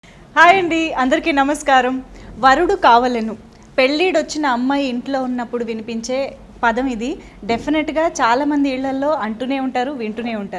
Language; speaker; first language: Telugu; native; Telugu